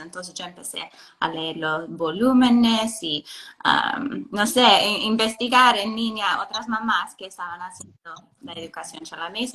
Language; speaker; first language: Spanish; non-native, fluent; English